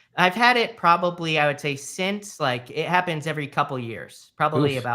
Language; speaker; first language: English; native; English